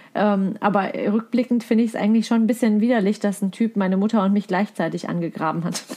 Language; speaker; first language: German; native; German